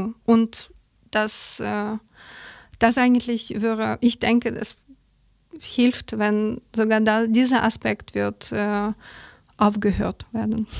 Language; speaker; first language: German; non-native, learner; Ukrainian